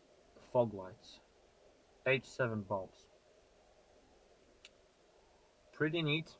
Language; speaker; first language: English; non-native, fluent; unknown